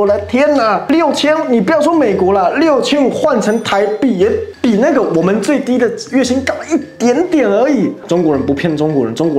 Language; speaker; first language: Chinese; native; Chinese